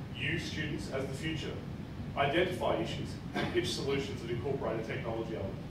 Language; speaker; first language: English; native; English